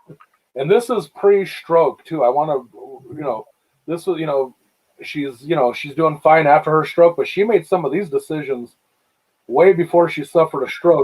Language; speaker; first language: English; native; English